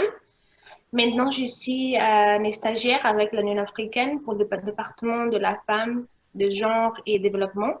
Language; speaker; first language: French; non-native, local second language; Portuguese